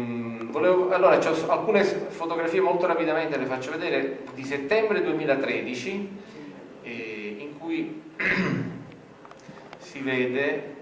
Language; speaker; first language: Italian; native; Italian